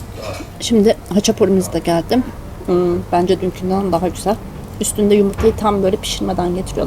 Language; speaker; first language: Turkish; native; Turkish